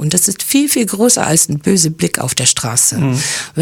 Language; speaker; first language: German; early bilingual, other home language; English